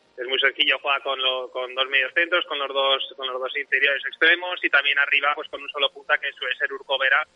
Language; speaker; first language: Spanish; native; Spanish